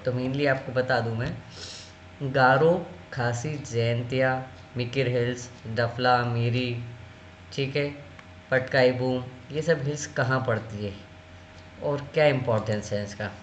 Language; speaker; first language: Hindi; native; Hindi